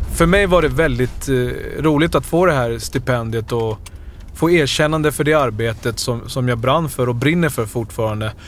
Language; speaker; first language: Swedish; early bilingual, other home language; Spanish